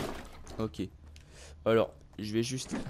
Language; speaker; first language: French; native; French